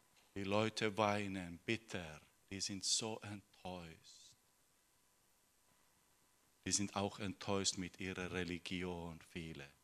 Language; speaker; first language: German; non-native, fluent; Finnish